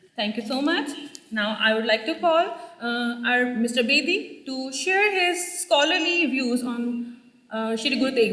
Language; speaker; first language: English; non-native, local second language; Punjabi